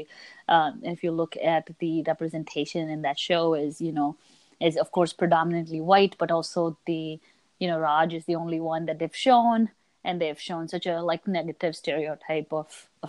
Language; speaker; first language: English; non-native, local second language; Hindi